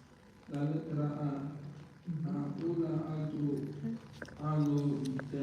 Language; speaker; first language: Italian; non-native, learner; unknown